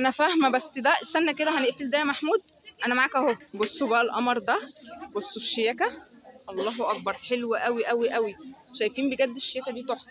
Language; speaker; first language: Arabic; native; Arabic